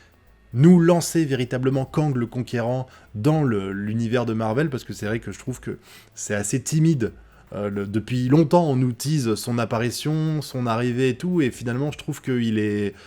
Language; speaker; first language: French; native; French